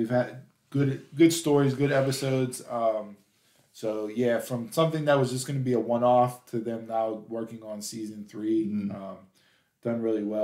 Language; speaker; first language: English; native; English